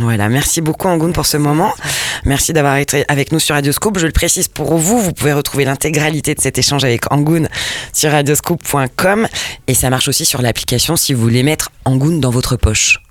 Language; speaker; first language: French; native; French